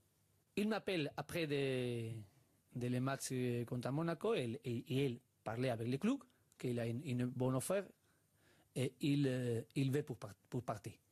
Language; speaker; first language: French; non-native, learner; Spanish